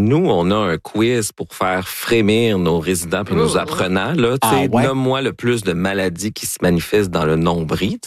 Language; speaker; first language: French; native; French